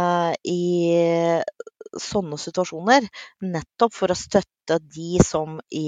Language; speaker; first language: Norwegian; non-native, fluent; Russian